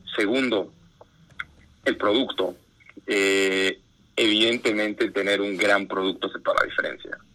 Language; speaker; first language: Spanish; native; Spanish